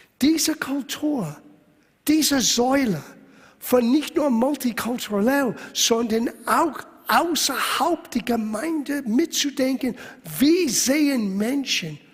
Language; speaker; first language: German; non-native, fluent; English